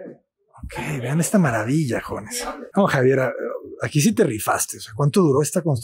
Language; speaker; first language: Spanish; native; Spanish